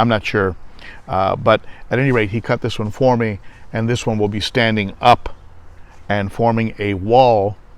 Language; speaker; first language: English; native; English